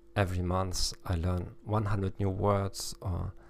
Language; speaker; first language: English; non-native, fluent; German